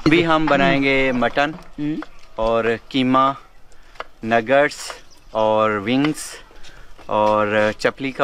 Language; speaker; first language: Hindi; non-native, fluent; Bangla